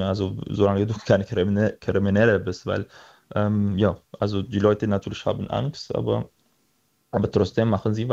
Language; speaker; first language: German; non-native, fluent; Arabic